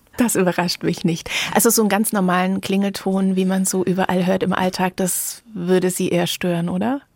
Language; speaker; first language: German; native; German